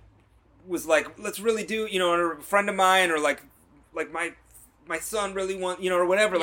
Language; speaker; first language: English; native; English